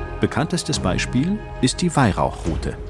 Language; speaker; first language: German; native; German